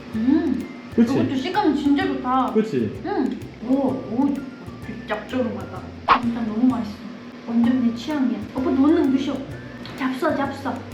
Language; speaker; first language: Korean; non-native, fluent; Indonesian